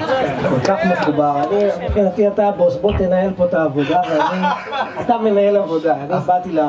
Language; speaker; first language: Hebrew; native; Hebrew